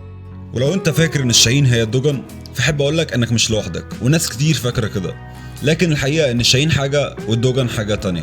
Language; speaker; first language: Arabic; native; Arabic